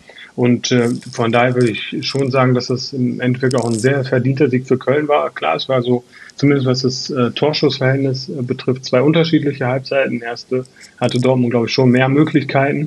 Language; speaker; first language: German; native; German